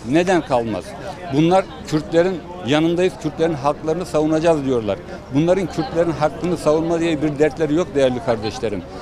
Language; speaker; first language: Turkish; early bilingual, heritage; Turkish